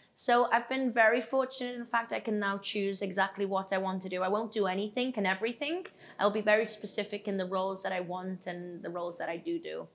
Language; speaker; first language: English; native; English